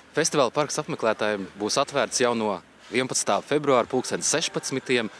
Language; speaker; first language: Latvian; native; Latvian